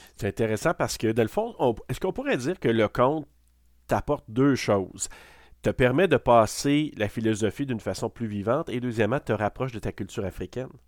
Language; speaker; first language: French; native; French